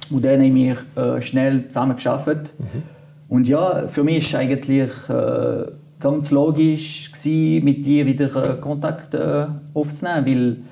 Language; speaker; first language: German; non-native, fluent; French